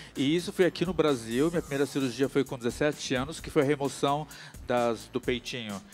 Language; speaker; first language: Portuguese; native; Portuguese